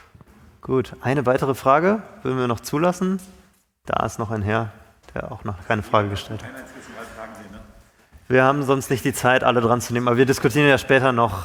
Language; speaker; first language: German; native; German